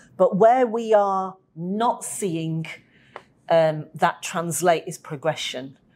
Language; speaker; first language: English; native; English